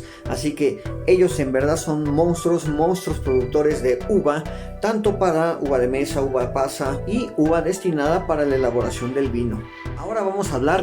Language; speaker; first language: Spanish; native; Spanish